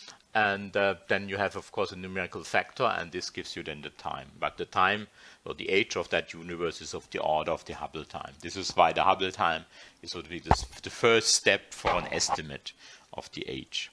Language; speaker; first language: English; non-native, fluent; German